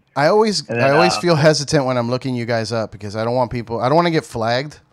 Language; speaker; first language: English; native; English